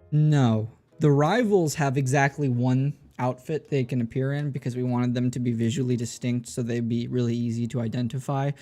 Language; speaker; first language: English; native; English